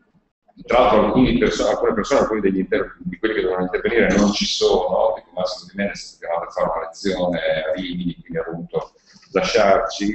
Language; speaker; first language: Italian; native; Italian